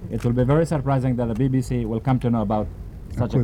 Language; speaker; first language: English; non-native, fluent; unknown